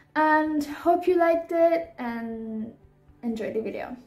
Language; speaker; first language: English; non-native, fluent; Italian